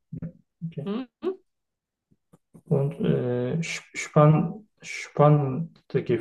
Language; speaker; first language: German; non-native, learner; Turkish